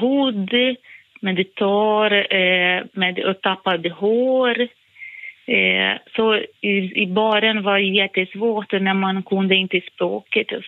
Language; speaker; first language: Swedish; non-native, fluent; Portuguese